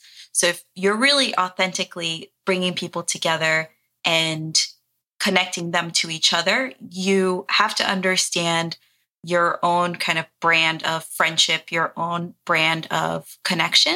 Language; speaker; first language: English; early bilingual, other home language; Portuguese